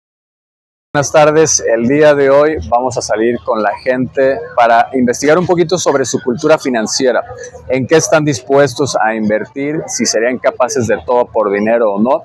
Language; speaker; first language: Spanish; native; Spanish